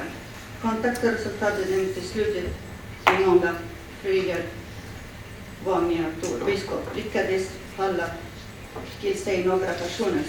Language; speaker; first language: Swedish; early bilingual, other home language; Assyrian Neo-Aramaic